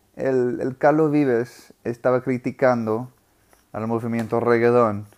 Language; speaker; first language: Spanish; non-native, fluent; English